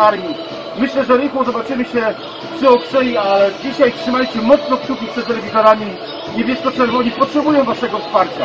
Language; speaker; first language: Polish; native; Polish